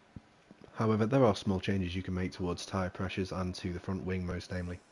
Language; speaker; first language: English; native; English